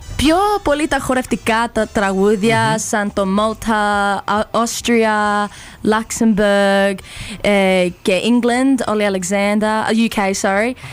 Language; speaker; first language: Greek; early bilingual, heritage; Greek